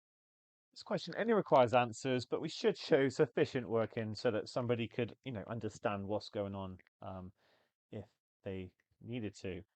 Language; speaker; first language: English; native; English